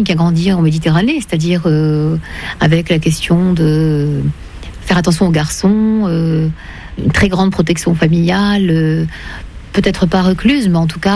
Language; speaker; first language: French; native; French